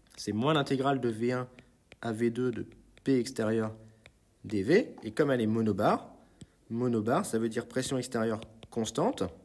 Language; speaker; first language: French; native; French